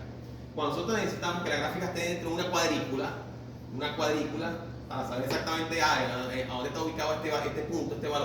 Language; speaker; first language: Spanish; native; Spanish